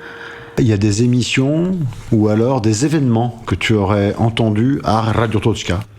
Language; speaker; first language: French; native; French